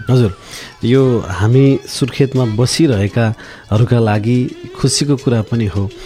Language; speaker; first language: Nepali; native; Nepali